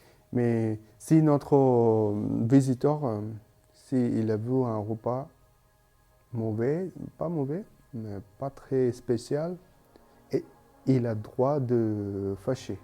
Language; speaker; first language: French; non-native, learner; Bangla